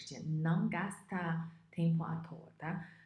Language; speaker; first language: Portuguese; non-native, fluent; Chinese